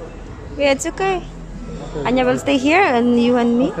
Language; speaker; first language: English; non-native, local second language; Filipino